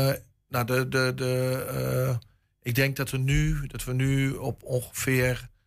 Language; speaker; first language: Dutch; native; Dutch